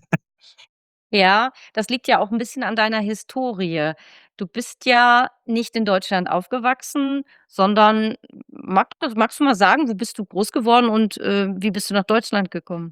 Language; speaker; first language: German; native; German